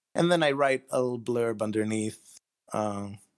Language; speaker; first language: English; non-native, fluent; Greek